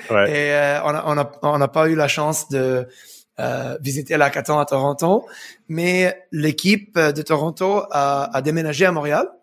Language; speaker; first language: French; early bilingual, heritage; French